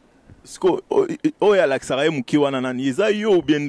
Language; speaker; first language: Lingala; native; Lingala